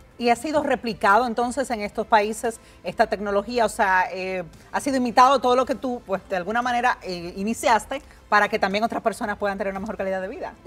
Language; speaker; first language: Spanish; native; Spanish